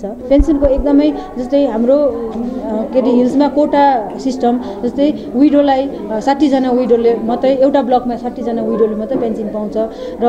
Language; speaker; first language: Hindi; non-native, local second language; Nepali